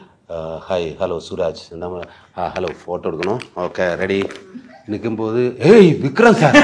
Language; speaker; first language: Tamil; non-native, learner; Malayalam